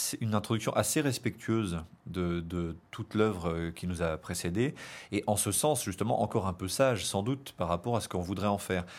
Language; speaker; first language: French; native; French